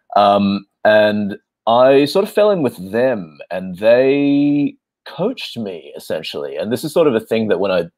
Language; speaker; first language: English; native; English